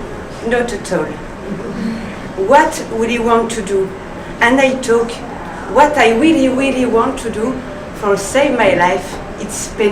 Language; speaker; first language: English; non-native, learner; French